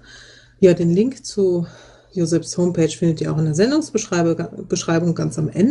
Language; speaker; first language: German; native; German